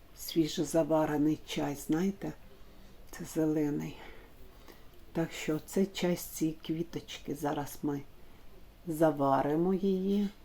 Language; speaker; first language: Ukrainian; non-native, local second language; Russian